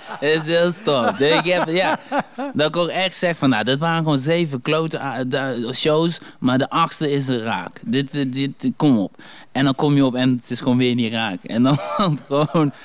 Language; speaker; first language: Dutch; early bilingual, other home language; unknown